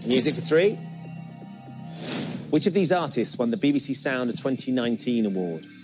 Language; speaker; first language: English; native; English